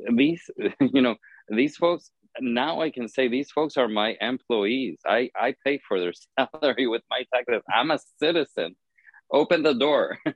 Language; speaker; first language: English; non-native, fluent; Spanish